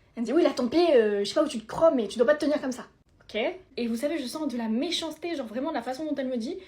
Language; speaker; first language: French; early bilingual, other home language; Spanish